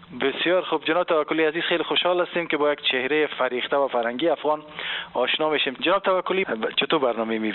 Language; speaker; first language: Persian; native; Persian